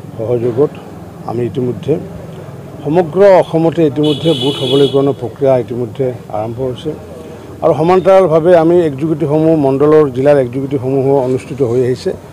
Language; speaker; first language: Assamese; native; Assamese